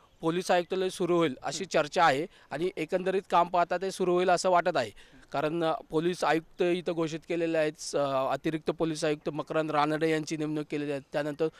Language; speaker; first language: Marathi; native; Marathi